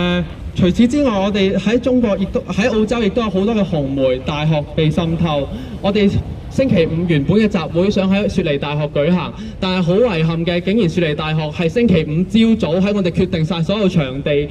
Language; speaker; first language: Cantonese; native; Cantonese